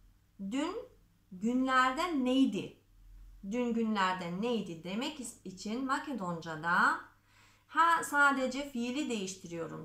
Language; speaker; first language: Turkish; non-native, fluent; Macedonian